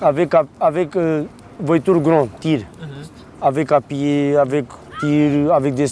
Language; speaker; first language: French; non-native, learner; Romanian